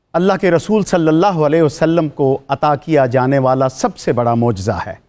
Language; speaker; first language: Urdu; native; Urdu